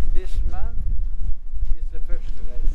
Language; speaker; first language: English; non-native, learner; Norwegian